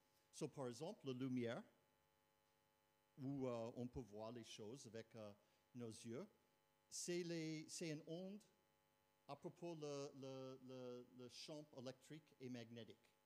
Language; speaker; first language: French; non-native, fluent; English